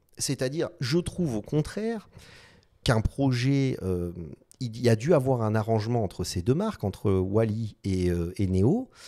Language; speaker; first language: French; non-native, local second language; Arabic